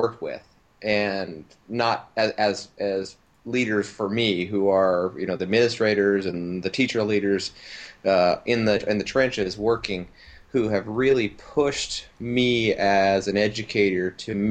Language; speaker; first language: English; native; English